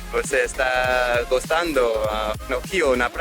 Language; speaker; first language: Portuguese; non-native, fluent; English